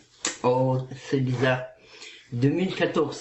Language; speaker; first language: French; non-native, learner; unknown